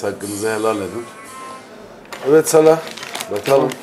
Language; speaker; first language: Turkish; native; Turkish